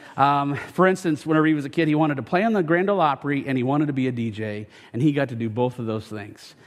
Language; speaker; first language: English; native; English